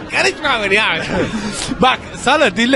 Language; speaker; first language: Turkish; non-native, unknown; Italian